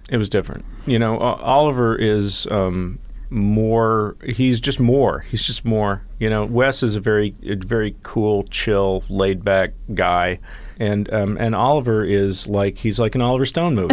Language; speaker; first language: English; native; English